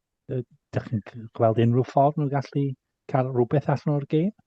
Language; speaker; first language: Welsh; non-native, fluent; English